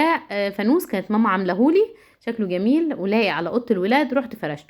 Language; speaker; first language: Arabic; native; Arabic